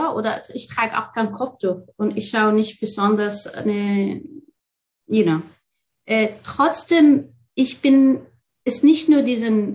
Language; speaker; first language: German; non-native, fluent; Arabic